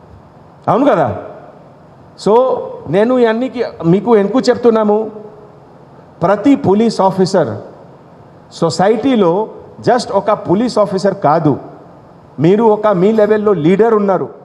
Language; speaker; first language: Telugu; non-native, fluent; Hindi